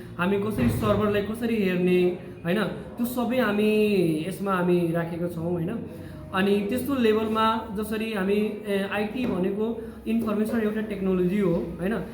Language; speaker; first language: Nepali; non-native, local second language; Bhojpuri